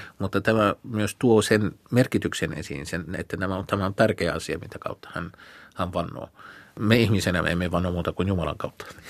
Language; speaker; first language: Finnish; non-native, fluent; Arabic